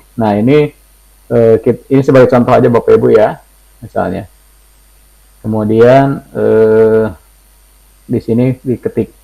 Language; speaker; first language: Indonesian; native; Indonesian